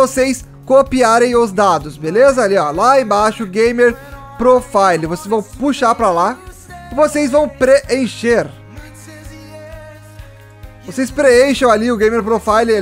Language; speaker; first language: Portuguese; native; Portuguese